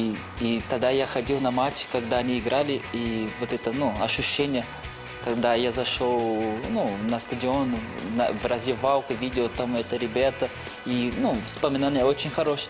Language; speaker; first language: Russian; non-native, fluent; Portuguese